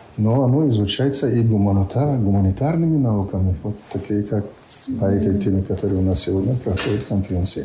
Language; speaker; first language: Russian; non-native, local second language; Tajik